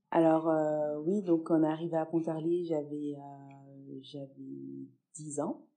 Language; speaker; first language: French; early bilingual, other home language; Fula